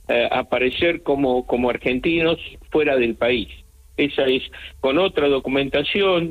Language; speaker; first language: Spanish; native; Spanish